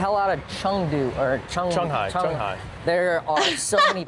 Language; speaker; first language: English; native; English